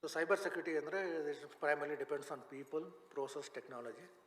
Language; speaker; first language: English; non-native, local second language; Kannada